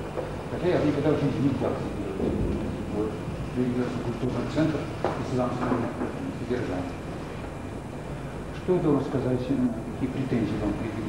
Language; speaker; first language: Russian; native; Russian